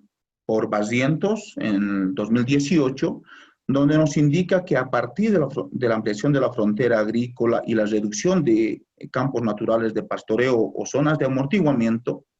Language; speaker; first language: Spanish; native; Spanish